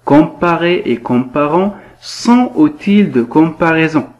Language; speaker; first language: French; non-native, local second language; Arabic